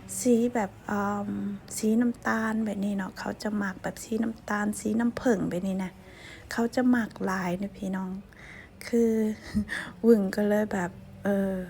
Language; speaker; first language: Thai; non-native, local second language; Lao